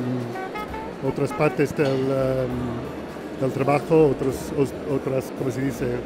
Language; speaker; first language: Spanish; non-native, learner; English